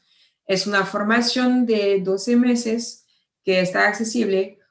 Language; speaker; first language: Spanish; non-native, fluent; French